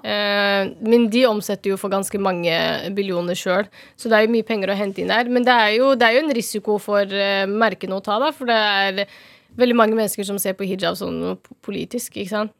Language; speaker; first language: Norwegian; early bilingual, other home language; Somali